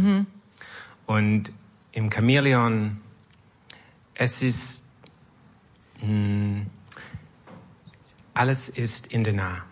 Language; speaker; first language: German; non-native, learner; French